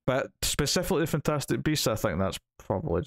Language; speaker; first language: English; native; English